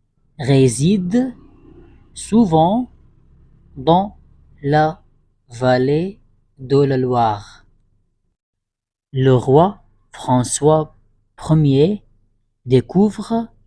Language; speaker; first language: French; non-native, fluent; Arabic